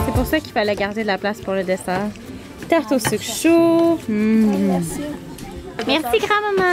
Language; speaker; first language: French; native; French